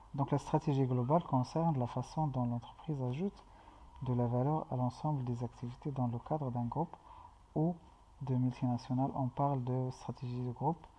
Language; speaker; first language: French; non-native, local second language; Arabic